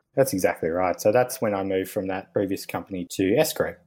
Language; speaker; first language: English; native; English